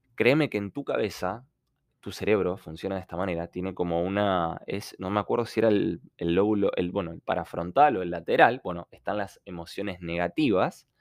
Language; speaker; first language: Spanish; non-native, fluent; Ukrainian